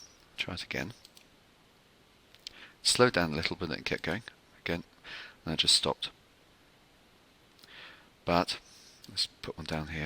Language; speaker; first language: English; native; English